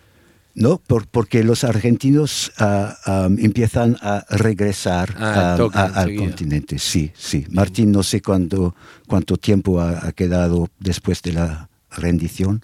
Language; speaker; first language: Spanish; non-native, fluent; English